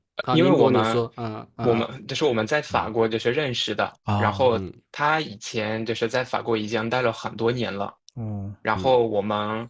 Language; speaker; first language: Chinese; non-native, fluent; French